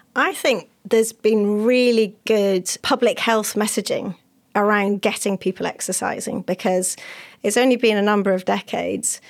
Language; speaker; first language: English; native; English